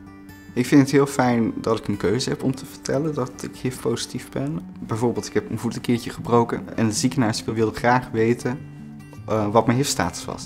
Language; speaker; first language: Dutch; native; Dutch